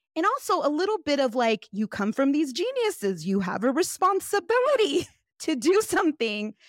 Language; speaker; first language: English; early bilingual, other home language; Spanish